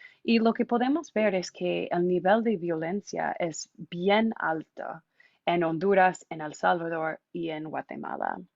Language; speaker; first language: Spanish; non-native, fluent; English